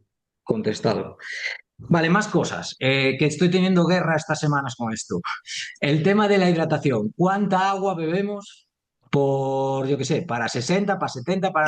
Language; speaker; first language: Spanish; native; Spanish